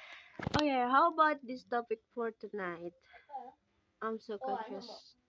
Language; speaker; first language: English; non-native, local second language; Indonesian